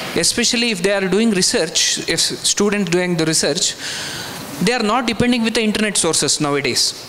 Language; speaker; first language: English; non-native, local second language; Kannada